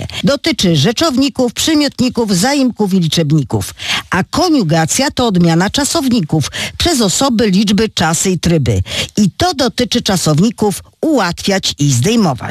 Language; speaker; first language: Polish; native; Polish